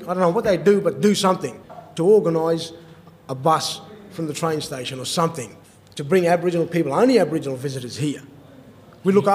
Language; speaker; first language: English; native; English